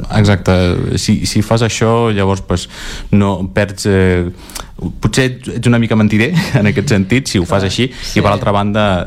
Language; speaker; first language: Catalan; early bilingual, other home language; Azerbaijani